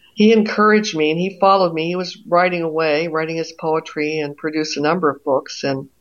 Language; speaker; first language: English; native; English